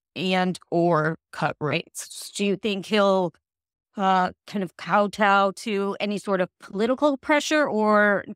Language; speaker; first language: English; native; English